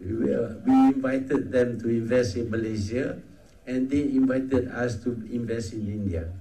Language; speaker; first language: English; non-native, local second language; Malay